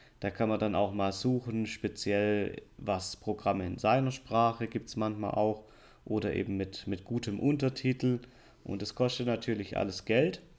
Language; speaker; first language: German; native; German